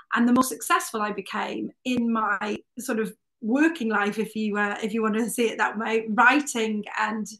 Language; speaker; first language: English; native; English